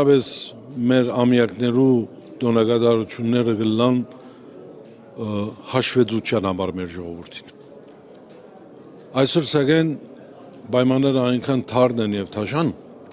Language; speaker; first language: Armenian; early bilingual, heritage; Armenian